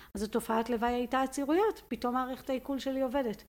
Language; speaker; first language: Hebrew; native; Hebrew